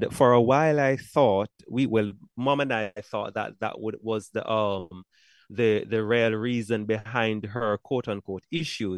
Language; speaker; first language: English; non-native, local second language; Jamaican Creole English